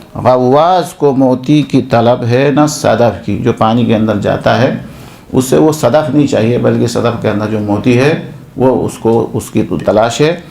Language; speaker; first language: Urdu; non-native, local second language; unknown